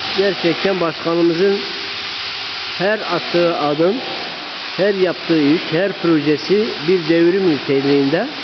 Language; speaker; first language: Turkish; non-native, local second language; Zaza